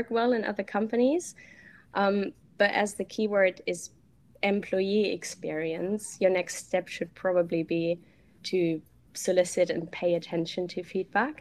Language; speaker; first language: English; non-native, fluent; German